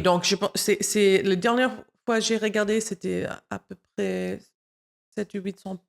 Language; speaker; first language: French; non-native, fluent; English